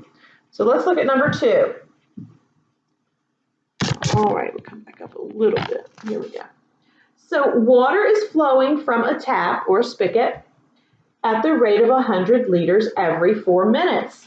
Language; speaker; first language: English; native; English